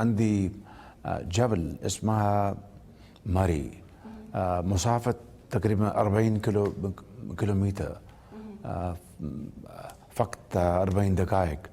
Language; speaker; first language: Arabic; non-native, learner; Urdu